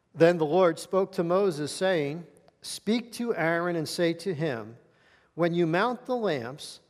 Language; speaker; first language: English; native; English